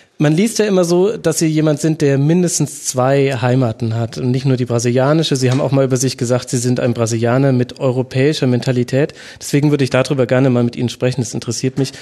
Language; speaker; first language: German; native; German